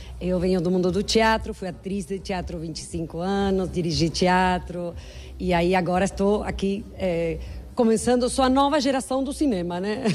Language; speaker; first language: Portuguese; non-native, fluent; Spanish